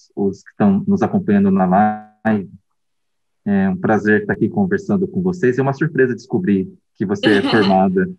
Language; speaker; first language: Portuguese; native; Portuguese